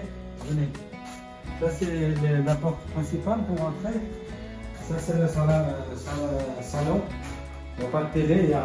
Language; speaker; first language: French; non-native, fluent; Nepali